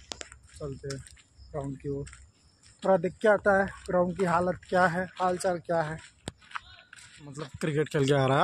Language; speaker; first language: Hindi; non-native, local second language; Nepali